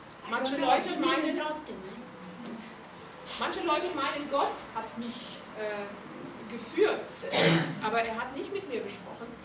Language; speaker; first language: German; non-native, fluent; Hungarian